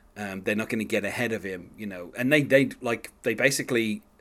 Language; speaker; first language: English; native; English